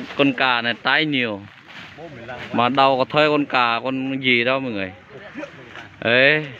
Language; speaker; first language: Vietnamese; non-native, local second language; Jarai